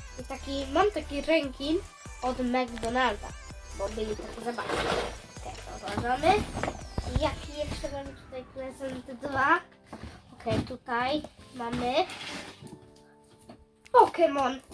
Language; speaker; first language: Polish; early bilingual, heritage; Polish